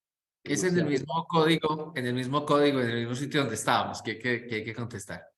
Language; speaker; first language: Spanish; native; Spanish